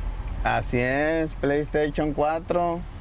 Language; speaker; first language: Spanish; native; Spanish